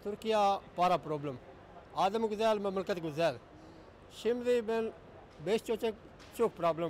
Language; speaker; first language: Turkish; non-native, learner; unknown